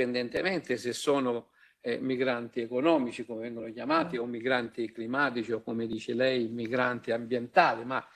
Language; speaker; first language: Italian; native; Italian